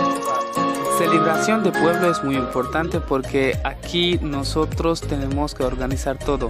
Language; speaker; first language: Spanish; non-native, learner; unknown